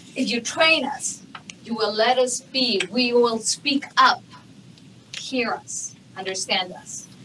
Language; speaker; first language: English; non-native, fluent; Spanish